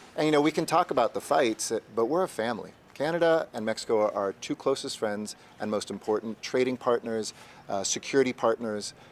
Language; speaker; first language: English; native; English